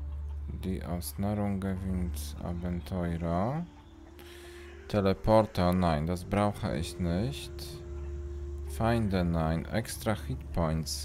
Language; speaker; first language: German; non-native, learner; Polish